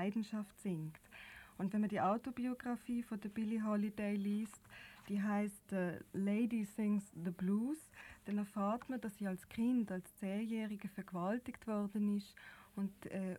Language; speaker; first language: German; native; German